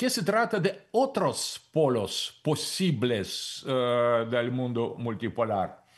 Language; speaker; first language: Spanish; non-native, fluent; Russian